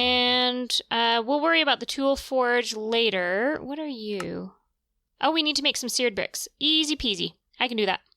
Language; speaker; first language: English; native; English